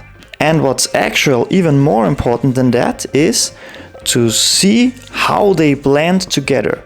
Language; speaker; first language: English; non-native, fluent; German